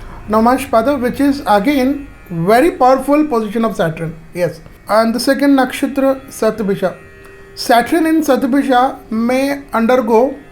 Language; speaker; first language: English; non-native, local second language; Hindi